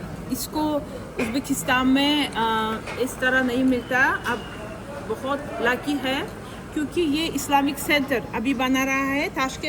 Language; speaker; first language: Hindi; non-native, fluent; Uzbek